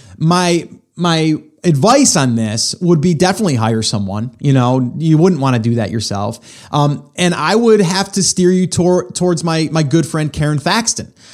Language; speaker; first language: English; native; English